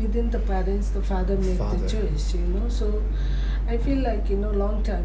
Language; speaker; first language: English; non-native, local second language; Nepali